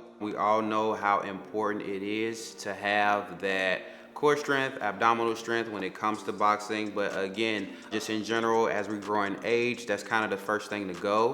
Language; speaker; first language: English; native; English